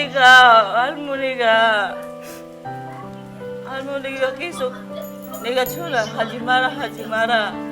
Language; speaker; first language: Korean; non-native, learner; Filipino